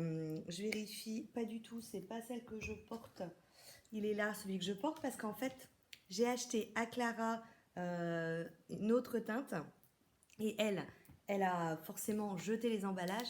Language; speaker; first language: French; native; French